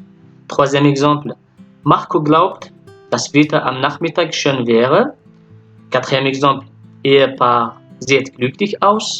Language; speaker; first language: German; non-native, fluent; French